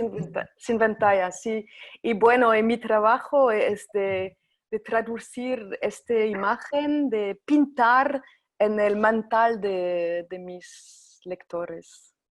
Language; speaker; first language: Spanish; non-native, fluent; French